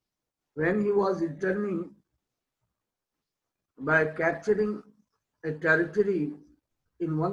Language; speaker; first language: English; non-native, local second language; Hindi